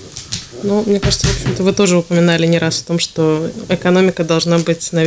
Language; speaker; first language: Russian; native; Russian